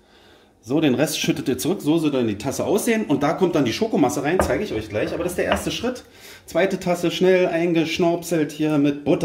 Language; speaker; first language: German; native; German